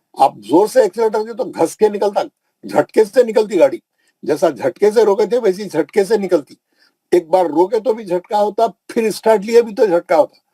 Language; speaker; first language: Urdu; native; Urdu